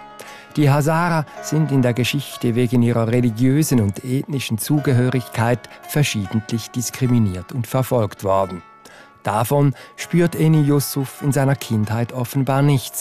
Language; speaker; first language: German; native; German